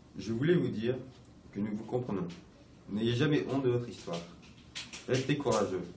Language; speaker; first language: French; native; French